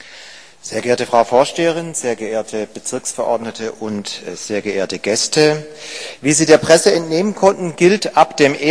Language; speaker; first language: German; native; German